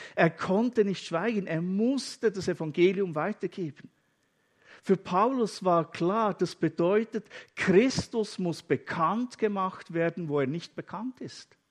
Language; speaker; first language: German; native; German